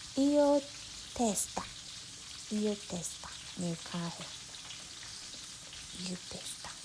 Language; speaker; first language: Italian; non-native, learner; Akan